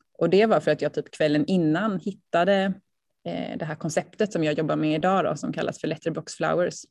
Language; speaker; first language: Swedish; native; Swedish